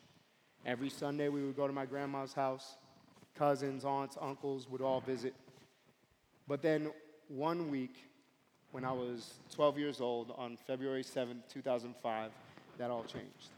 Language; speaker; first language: English; native; English